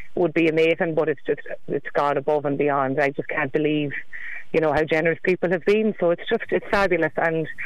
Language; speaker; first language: English; native; English